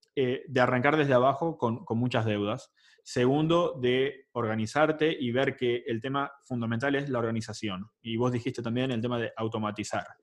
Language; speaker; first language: Spanish; native; Spanish